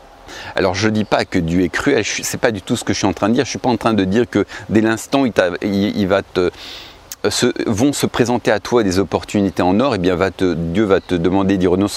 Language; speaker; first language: French; native; French